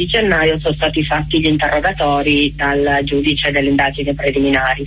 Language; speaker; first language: Italian; native; Italian